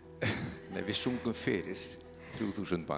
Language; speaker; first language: Icelandic; native; Icelandic